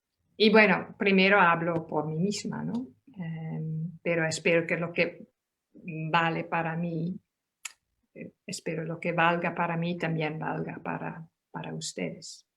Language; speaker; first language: Spanish; non-native, fluent; Dutch